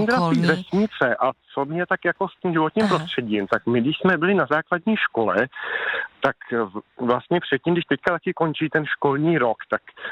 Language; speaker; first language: Czech; native; Czech